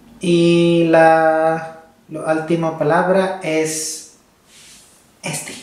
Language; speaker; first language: Spanish; non-native, learner; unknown